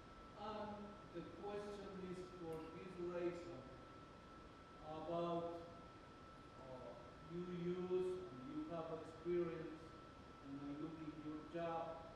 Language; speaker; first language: English; non-native, learner; Spanish